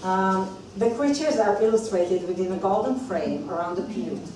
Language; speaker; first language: English; non-native, fluent; Hebrew